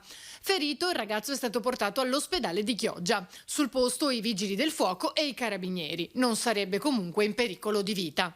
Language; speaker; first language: Italian; native; Italian